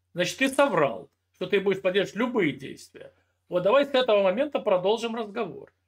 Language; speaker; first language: Russian; native; Russian